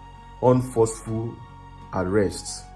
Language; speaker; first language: English; non-native, local second language; Yoruba